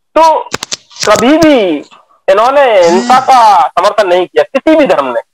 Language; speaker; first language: Hindi; native; Hindi